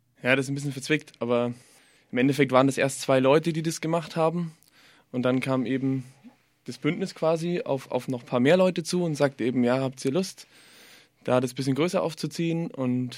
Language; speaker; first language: German; native; German